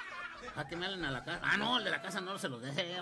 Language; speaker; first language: Spanish; native; Spanish